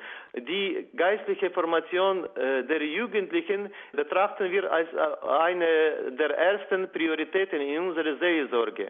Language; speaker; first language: German; non-native, fluent; Ukrainian